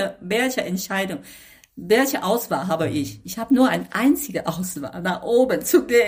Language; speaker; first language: German; non-native, fluent; Chinese